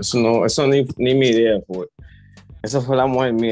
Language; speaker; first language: Spanish; early bilingual, heritage; Spanish